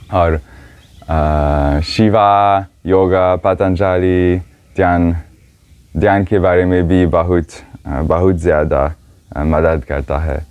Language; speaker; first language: Hindi; non-native, learner; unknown